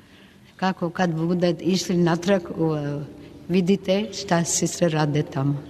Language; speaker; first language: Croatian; non-native, local second language; Albanian